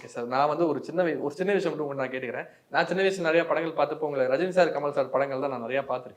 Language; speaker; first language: Tamil; native; Tamil